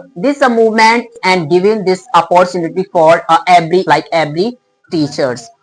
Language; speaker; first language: English; non-native, local second language; Hindi